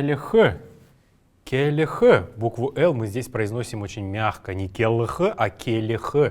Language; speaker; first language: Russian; native; Russian